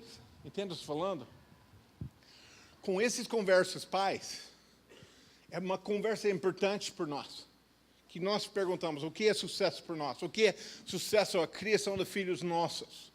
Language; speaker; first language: Portuguese; non-native, fluent; English